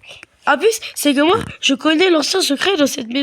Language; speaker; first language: French; native; French